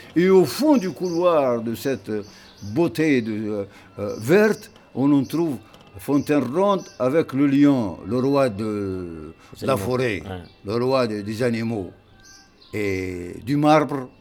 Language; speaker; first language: French; non-native, local second language; Arabic